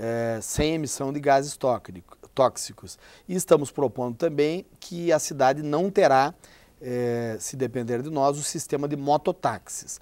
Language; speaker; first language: Portuguese; native; Portuguese